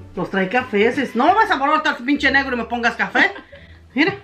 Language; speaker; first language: Spanish; native; Spanish